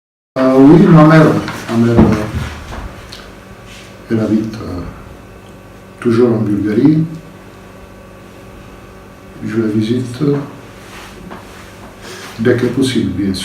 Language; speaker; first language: French; non-native, fluent; Bulgarian